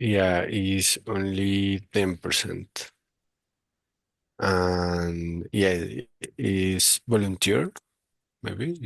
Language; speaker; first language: English; non-native, learner; Spanish